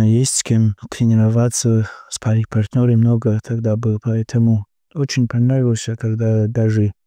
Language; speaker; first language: Russian; non-native, local second language; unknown